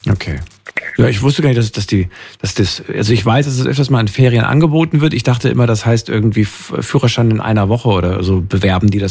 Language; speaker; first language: German; native; German